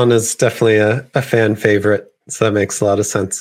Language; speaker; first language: English; native; English